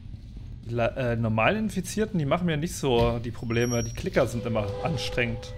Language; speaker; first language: German; native; German